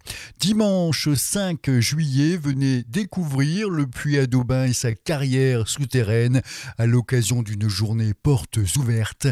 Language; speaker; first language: French; native; French